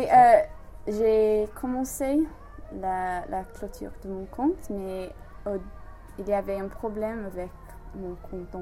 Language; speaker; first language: French; non-native, learner; English